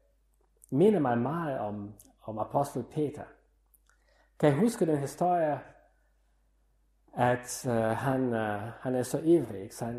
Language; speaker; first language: Danish; non-native, fluent; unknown